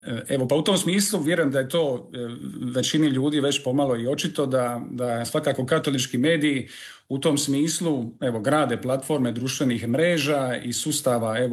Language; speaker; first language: Serbian; native; Serbian